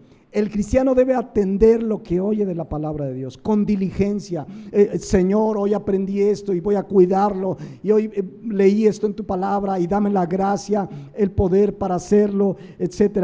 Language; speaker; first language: Spanish; native; Spanish